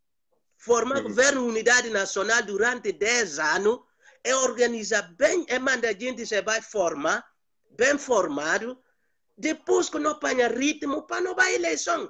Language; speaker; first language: Portuguese; non-native, local second language; Upper Guinea Crioulo